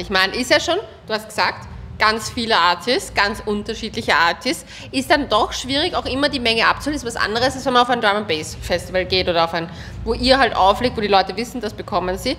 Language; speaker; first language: German; native; German